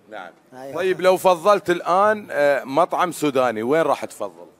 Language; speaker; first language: Arabic; native; Arabic